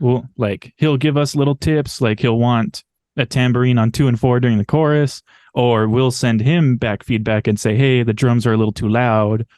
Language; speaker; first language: English; native; English